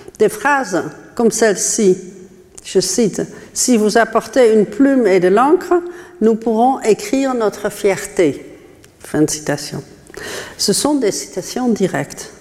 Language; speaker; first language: French; non-native, fluent; Dutch